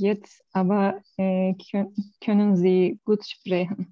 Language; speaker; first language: German; non-native, learner; Turkish